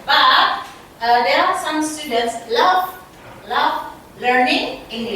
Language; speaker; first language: English; non-native, fluent; Indonesian